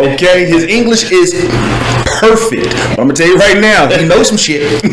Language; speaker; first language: English; native; English